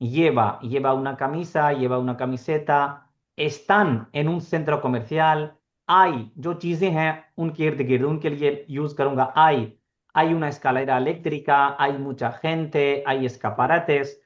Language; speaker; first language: Spanish; non-native, fluent; Urdu